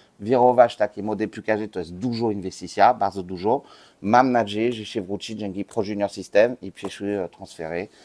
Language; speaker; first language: Polish; non-native, learner; French